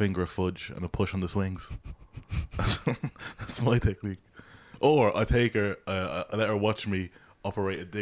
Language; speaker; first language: English; native; English